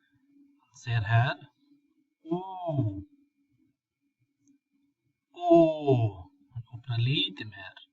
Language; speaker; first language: Swedish; non-native, fluent; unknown